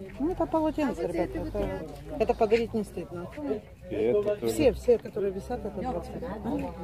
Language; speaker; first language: Russian; non-native, learner; Turkish